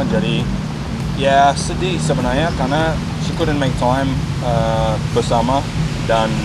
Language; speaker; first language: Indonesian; non-native, fluent; English